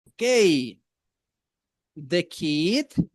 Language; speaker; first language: English; non-native, fluent; Spanish